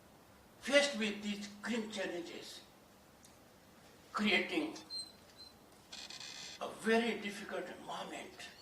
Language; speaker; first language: English; non-native, local second language; Hindi